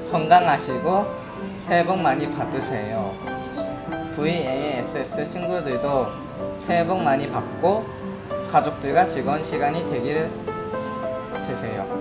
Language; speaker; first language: Korean; early bilingual, heritage; Korean